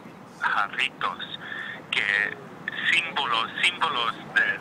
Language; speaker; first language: Spanish; non-native, learner; English